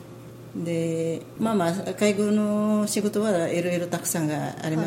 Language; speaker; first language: Japanese; non-native, learner; Filipino